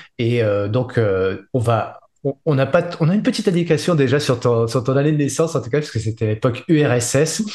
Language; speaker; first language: French; native; French